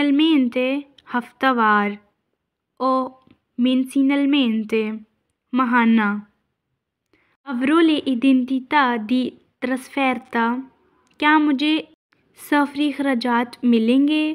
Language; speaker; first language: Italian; non-native, fluent; Urdu